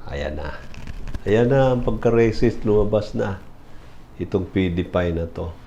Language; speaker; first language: Filipino; non-native, local second language; Cebuano